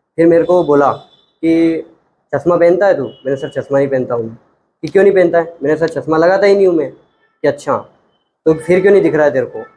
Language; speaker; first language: Hindi; native; Hindi